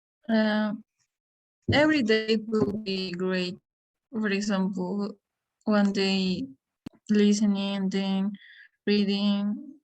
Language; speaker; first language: English; non-native, learner; Spanish